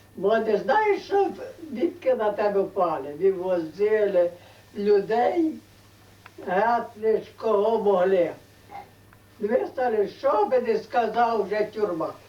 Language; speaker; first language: Ukrainian; native; Ukrainian